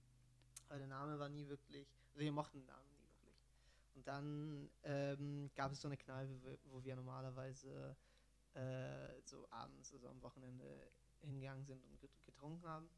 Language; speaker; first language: German; non-native, fluent; Italian